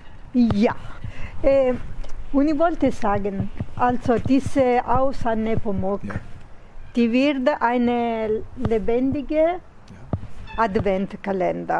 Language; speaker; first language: German; non-native, learner; Italian